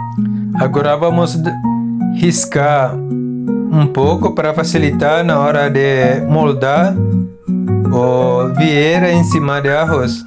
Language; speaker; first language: Portuguese; non-native, learner; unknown